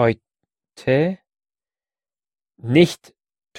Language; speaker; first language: German; non-native, learner; French